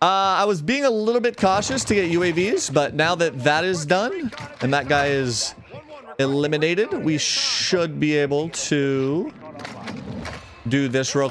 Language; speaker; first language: English; native; English